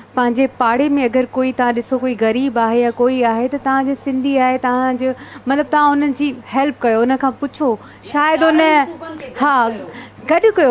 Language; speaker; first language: Sindhi; native; Sindhi